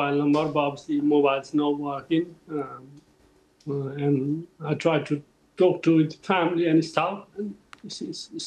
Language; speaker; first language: English; non-native, local second language; Nepali